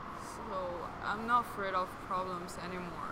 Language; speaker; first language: English; non-native, fluent; Chinese